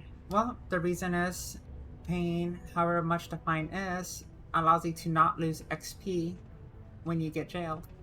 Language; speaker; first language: English; native; English